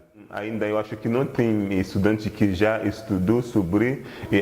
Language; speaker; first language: Portuguese; non-native, learner; Haitian Creole